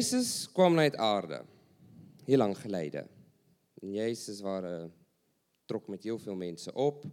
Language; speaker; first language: Dutch; non-native, learner; English